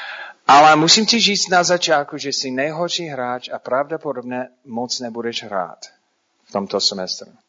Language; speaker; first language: Czech; non-native, fluent; English